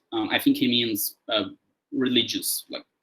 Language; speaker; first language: English; non-native, fluent; Portuguese